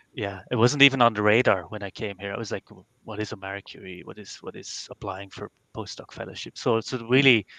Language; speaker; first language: English; non-native, fluent; Dutch